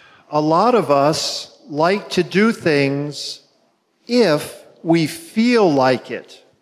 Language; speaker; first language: English; native; English